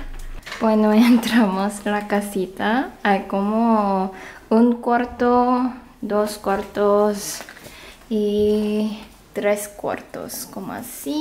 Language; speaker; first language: Spanish; non-native, fluent; Korean